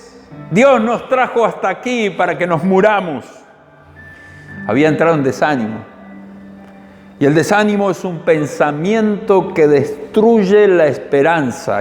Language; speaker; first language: Spanish; native; Spanish